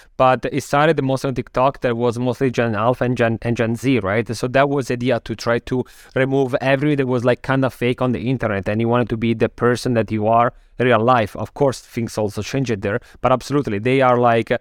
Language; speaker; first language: English; non-native, fluent; Italian